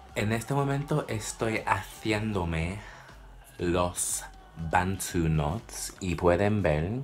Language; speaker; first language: Spanish; non-native, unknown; English